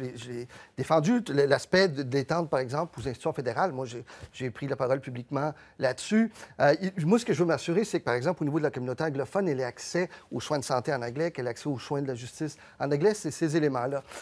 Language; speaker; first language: French; early bilingual, other home language; Spanish